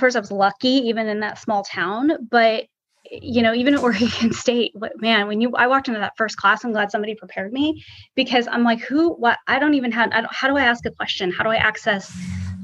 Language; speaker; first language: English; native; English